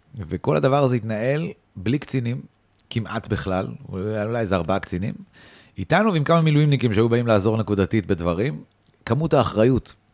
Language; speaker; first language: Hebrew; native; Hebrew